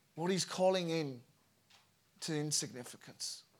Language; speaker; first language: English; native; English